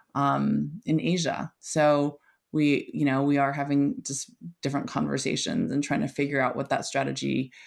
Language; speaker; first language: English; native; English